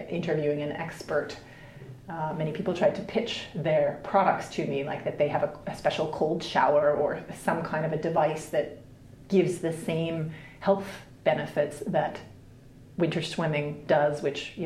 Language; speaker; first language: English; native; English